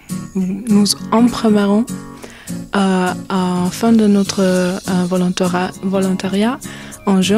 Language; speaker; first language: French; non-native, fluent; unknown